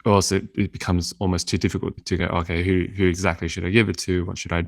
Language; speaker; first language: English; native; English